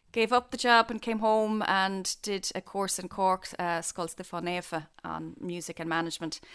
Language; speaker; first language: English; native; English